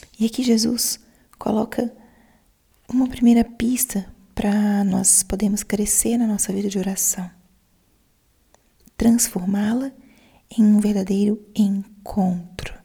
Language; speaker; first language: Portuguese; native; Portuguese